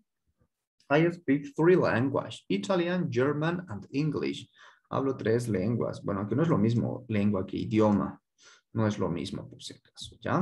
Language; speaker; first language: Spanish; native; Spanish